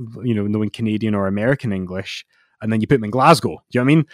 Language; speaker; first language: English; native; English